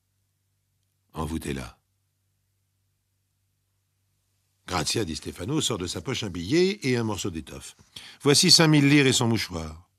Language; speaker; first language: French; native; French